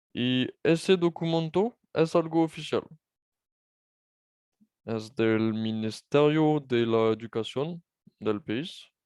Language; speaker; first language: Spanish; non-native, fluent; French